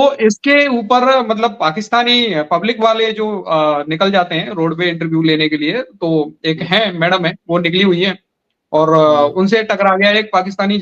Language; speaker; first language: Hindi; native; Hindi